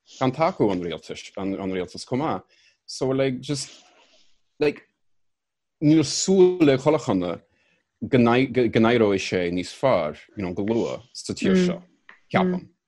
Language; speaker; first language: Irish; non-native, learner; English